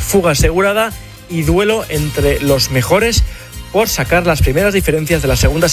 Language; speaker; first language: Spanish; native; Spanish